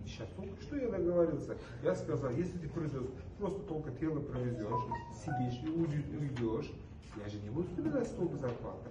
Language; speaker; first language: Russian; non-native, local second language; Uzbek